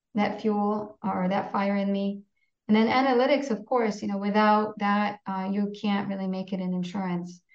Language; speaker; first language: English; non-native, fluent; Polish